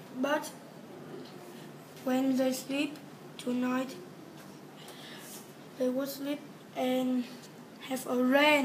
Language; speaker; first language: English; non-native, learner; Vietnamese